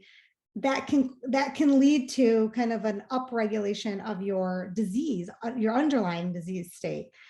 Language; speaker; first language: English; native; English